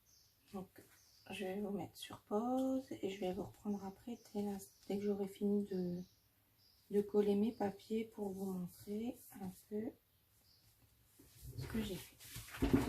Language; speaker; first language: French; native; French